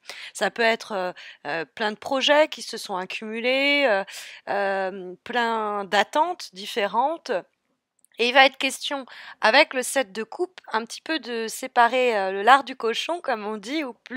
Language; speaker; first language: French; native; French